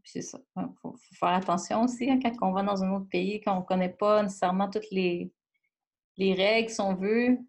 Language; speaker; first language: French; native; French